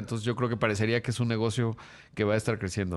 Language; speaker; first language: Spanish; native; Spanish